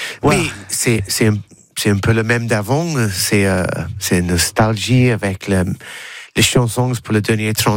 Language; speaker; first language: French; non-native, learner; English